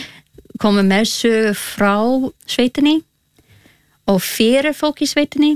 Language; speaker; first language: Icelandic; non-native, learner; Spanish